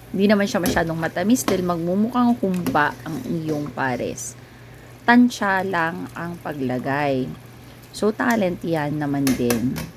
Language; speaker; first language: Filipino; non-native, local second language; Iloko